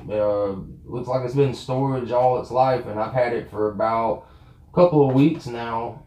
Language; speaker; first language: English; native; English